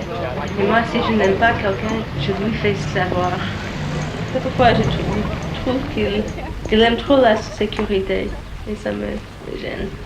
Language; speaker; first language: French; non-native, learner; English